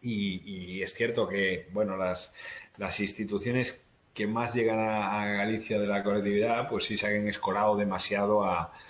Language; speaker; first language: Spanish; native; Spanish